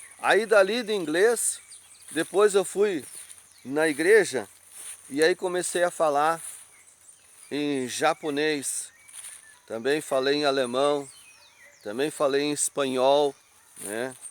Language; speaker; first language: Portuguese; native; Portuguese